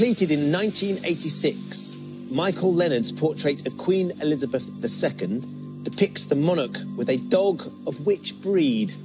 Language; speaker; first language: English; native; English